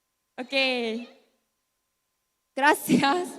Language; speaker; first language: Spanish; non-native, learner; Korean